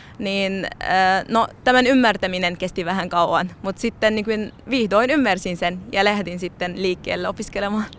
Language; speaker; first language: Finnish; non-native, fluent; Arabic